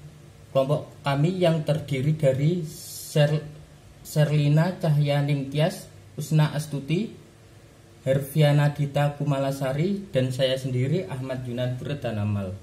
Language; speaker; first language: Indonesian; native; Indonesian